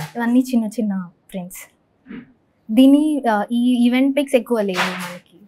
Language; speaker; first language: Telugu; native; Telugu